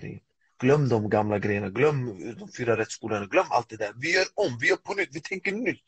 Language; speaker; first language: Swedish; early bilingual, other home language; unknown